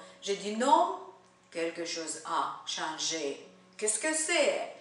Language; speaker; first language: French; non-native, learner; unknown